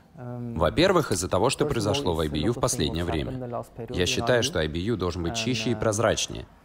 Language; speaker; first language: Russian; non-native, fluent; Norwegian